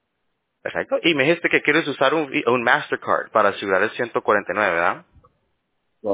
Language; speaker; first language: Spanish; early bilingual, heritage; Spanish